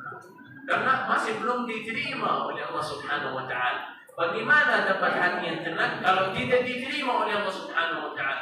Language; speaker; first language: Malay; non-native, fluent; Arabic